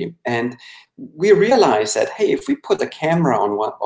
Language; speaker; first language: English; non-native, fluent; Swiss German